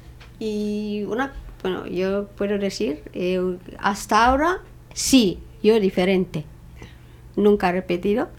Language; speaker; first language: Spanish; non-native, learner; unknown